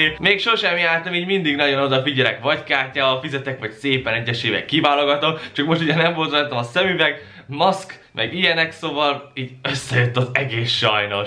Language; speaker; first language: Hungarian; native; Hungarian